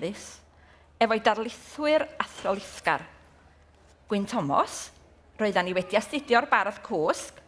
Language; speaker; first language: Welsh; native; Welsh